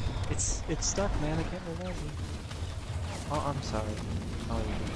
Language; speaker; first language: English; native; English